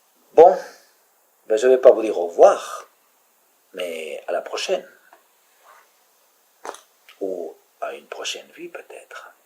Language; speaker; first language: French; native; French